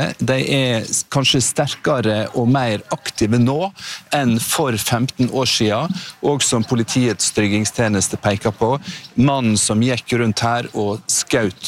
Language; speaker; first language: Norwegian; native; Norwegian